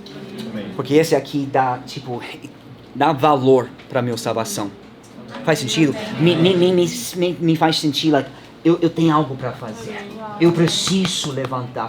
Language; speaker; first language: Portuguese; non-native, fluent; English